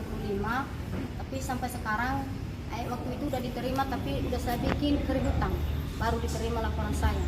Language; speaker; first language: Indonesian; non-native, local second language; Nias